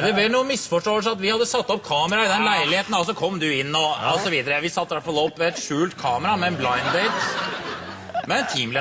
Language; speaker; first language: Norwegian; native; Norwegian